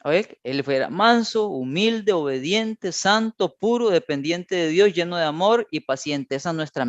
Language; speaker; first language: Spanish; native; Spanish